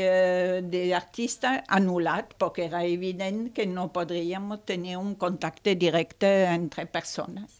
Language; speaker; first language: Catalan; non-native, local second language; Spanish